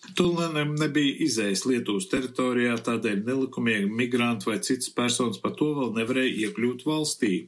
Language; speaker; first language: Latvian; early bilingual, heritage; Latvian